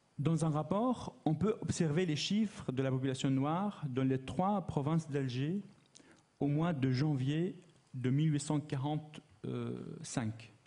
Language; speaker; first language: French; non-native, fluent; Arabic